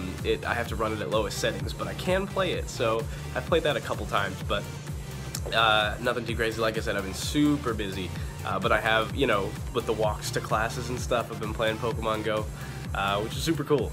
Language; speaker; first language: English; native; English